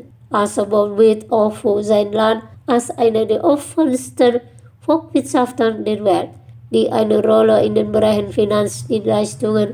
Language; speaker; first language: German; non-native, fluent; Indonesian